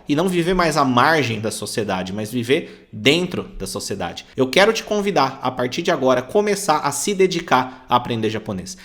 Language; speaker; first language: Portuguese; native; Portuguese